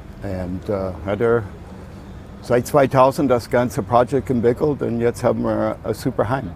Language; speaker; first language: German; non-native, learner; English